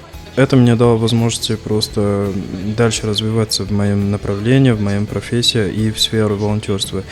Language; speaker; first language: Russian; non-native, fluent; Arabic